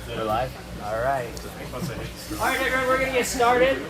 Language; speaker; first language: English; native; English